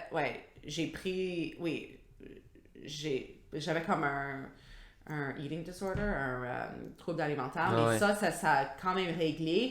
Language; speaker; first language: French; non-native, local second language; English